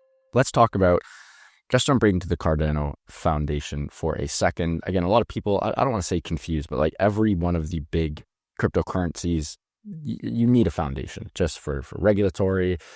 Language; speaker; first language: English; native; English